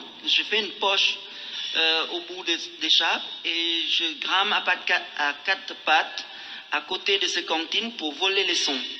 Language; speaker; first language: French; non-native, fluent; Khmer